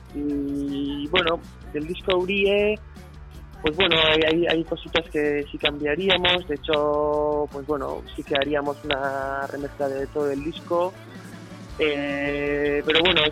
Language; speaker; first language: Spanish; non-native, local second language; Basque